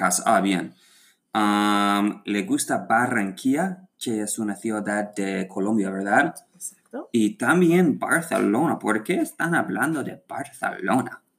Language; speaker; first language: Spanish; non-native, learner; English